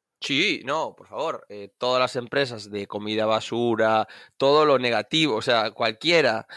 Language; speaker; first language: Spanish; native; Spanish